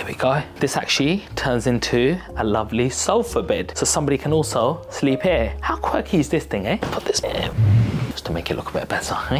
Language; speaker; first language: English; native; English